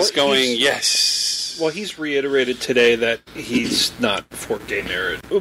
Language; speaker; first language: English; native; English